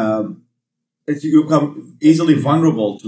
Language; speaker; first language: English; non-native, fluent; Arabic